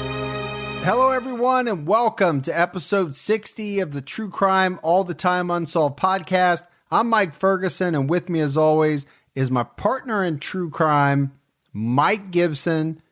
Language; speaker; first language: English; native; English